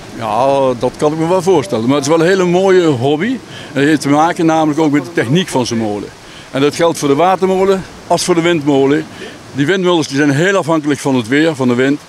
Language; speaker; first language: Dutch; native; Dutch